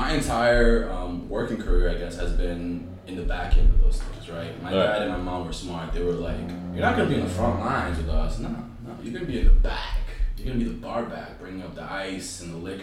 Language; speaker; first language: English; native; English